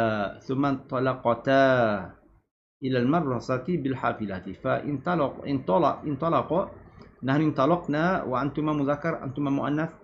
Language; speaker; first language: Arabic; non-native, fluent; Malay